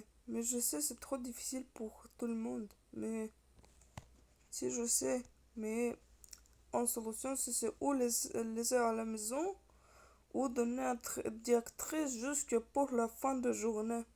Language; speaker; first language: French; non-native, learner; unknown